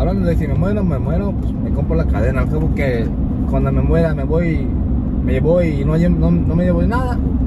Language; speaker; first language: Spanish; early bilingual, heritage; Spanish